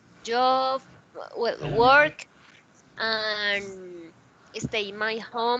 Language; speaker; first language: English; non-native, learner; Spanish